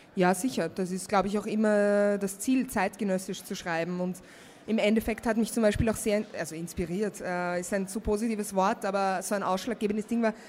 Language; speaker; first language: German; native; German